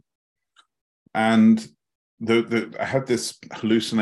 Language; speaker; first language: English; native; English